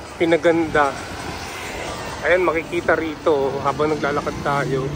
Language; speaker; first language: Filipino; native; Filipino